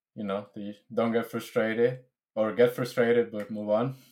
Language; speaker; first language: English; non-native, fluent; Spanish